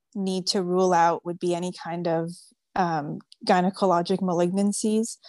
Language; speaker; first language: English; early bilingual, other home language; French